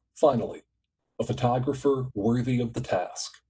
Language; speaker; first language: English; native; English